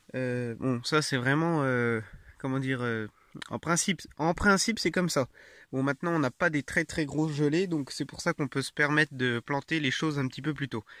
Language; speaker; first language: French; native; French